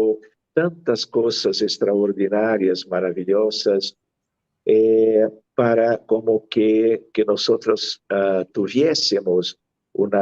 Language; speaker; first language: Spanish; non-native, fluent; Portuguese